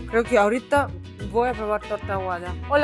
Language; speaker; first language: Spanish; non-native, fluent; Russian